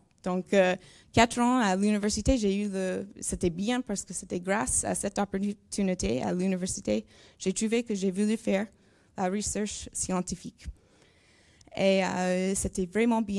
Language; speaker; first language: French; non-native, learner; English